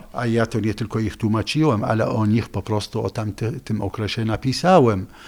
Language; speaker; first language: Polish; non-native, fluent; Arabic